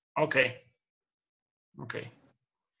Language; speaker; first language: English; non-native, learner; Spanish